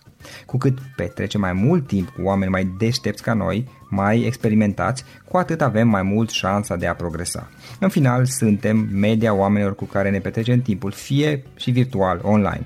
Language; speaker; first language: Romanian; native; Romanian